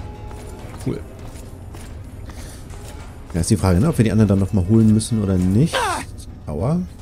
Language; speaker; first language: German; native; German